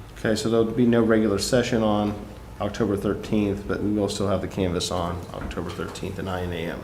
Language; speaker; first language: English; native; English